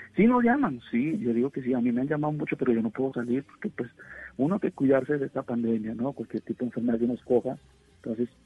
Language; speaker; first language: Spanish; native; Spanish